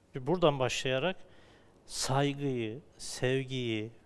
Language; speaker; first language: Turkish; native; Turkish